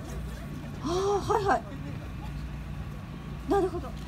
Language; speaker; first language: Japanese; native; Japanese